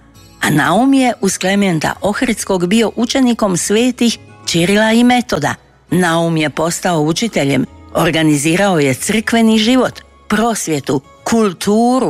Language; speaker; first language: Croatian; native; Croatian